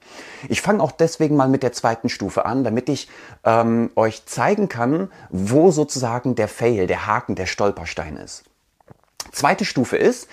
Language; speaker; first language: German; native; German